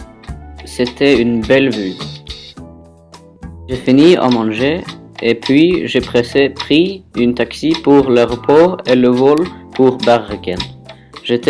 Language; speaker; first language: French; non-native, learner; Norwegian